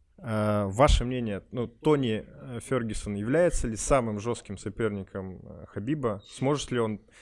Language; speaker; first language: Russian; native; Russian